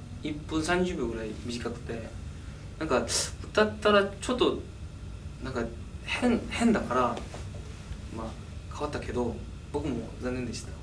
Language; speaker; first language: Japanese; non-native, learner; Korean